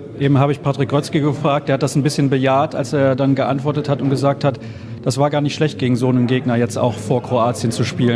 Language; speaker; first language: German; native; German